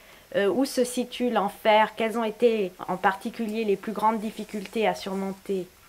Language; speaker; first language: French; native; French